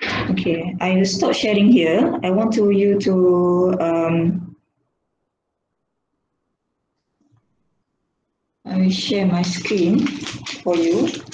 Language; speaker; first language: English; non-native, local second language; Malay